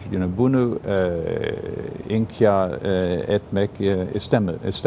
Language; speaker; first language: Turkish; non-native, fluent; English